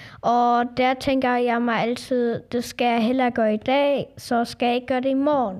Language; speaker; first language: Danish; non-native, local second language; German